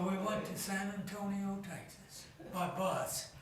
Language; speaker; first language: English; native; English